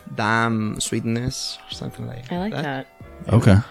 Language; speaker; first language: English; non-native, learner; Spanish